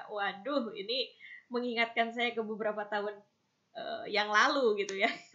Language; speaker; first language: Indonesian; native; Indonesian